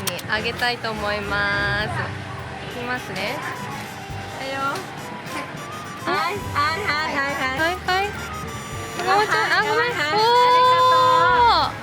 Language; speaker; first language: Japanese; native; Japanese